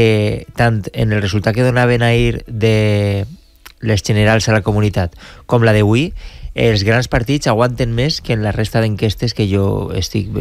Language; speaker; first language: Catalan; native; Catalan